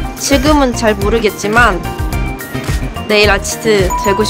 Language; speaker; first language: Korean; early bilingual, other home language; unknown